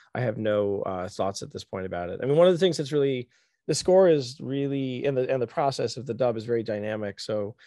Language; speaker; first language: English; native; English